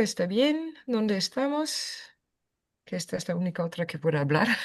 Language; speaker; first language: Spanish; non-native, fluent; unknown